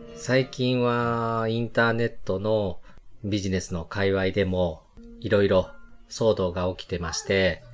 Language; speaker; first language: Japanese; native; Japanese